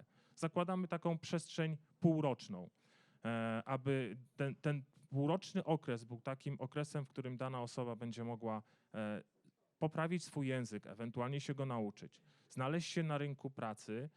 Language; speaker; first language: Polish; native; Polish